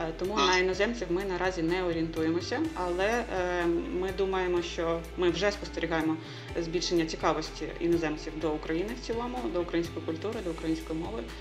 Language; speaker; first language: Ukrainian; native; Ukrainian